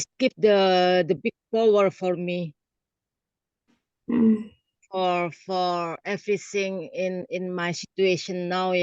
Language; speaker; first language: English; non-native, learner; Indonesian